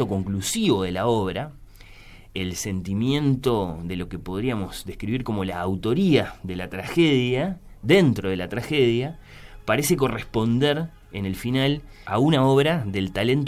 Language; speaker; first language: Spanish; native; Spanish